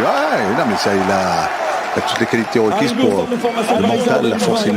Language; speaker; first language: French; native; French